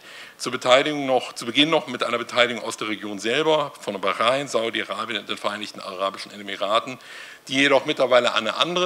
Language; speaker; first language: German; native; German